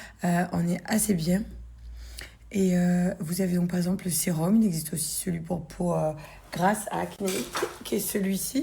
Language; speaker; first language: French; native; French